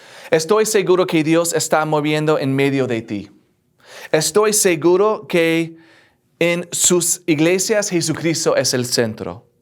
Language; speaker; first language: Spanish; non-native, fluent; English